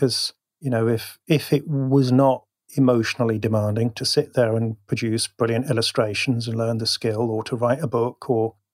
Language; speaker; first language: English; native; English